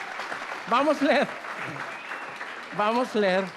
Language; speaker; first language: Portuguese; non-native, learner; Filipino